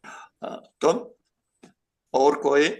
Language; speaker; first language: Hindi; non-native, fluent; Ukrainian